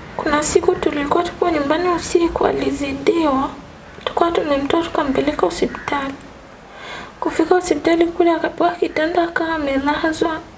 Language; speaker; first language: Swahili; native; Swahili